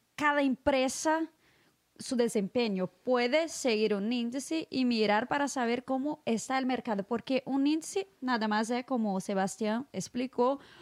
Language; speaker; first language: Spanish; non-native, fluent; Portuguese